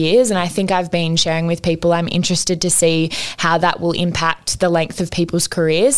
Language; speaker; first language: English; native; English